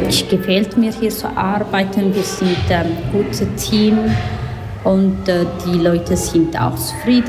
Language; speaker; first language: German; non-native, learner; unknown